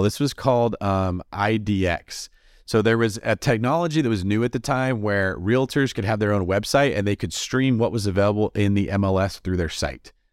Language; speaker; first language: English; native; English